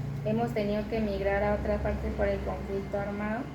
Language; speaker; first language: Spanish; native; Spanish